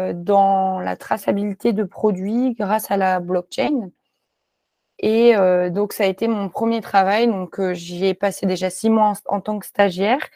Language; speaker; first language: French; native; French